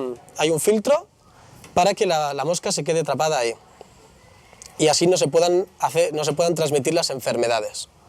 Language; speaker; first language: Spanish; native; Spanish